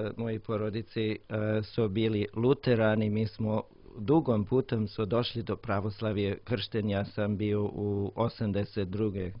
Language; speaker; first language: Croatian; non-native, learner; English